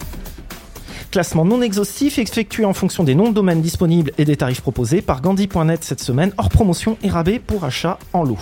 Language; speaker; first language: French; native; French